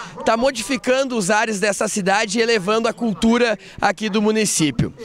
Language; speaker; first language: Portuguese; native; Portuguese